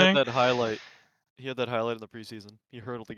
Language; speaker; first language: English; native; English